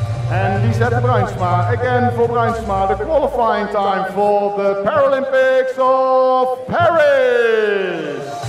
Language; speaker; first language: English; non-native, fluent; Dutch